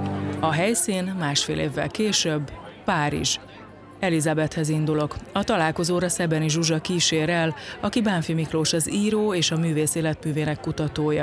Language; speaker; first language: Hungarian; native; Hungarian